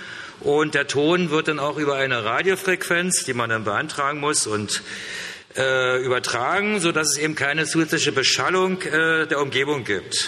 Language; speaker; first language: German; native; German